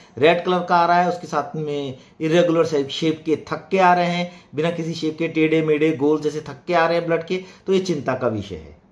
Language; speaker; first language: Hindi; native; Hindi